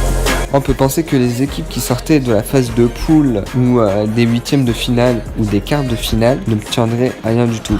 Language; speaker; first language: French; native; French